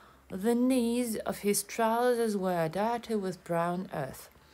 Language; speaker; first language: English; non-native, fluent; Ukrainian